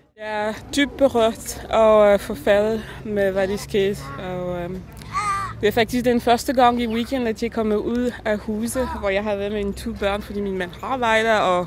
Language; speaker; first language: Danish; non-native, fluent; French